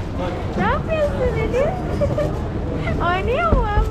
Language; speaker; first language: Turkish; non-native, learner; Indonesian